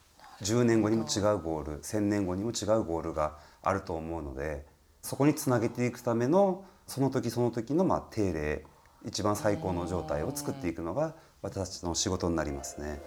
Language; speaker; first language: Japanese; native; Japanese